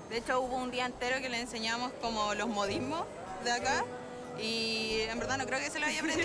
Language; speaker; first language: Spanish; native; Spanish